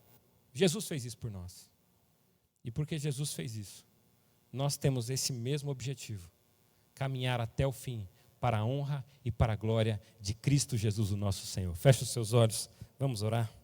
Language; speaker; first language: Portuguese; native; Portuguese